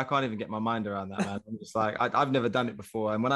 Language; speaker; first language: English; native; English